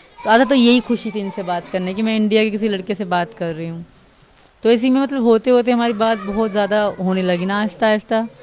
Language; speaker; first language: Urdu; non-native, local second language; Sindhi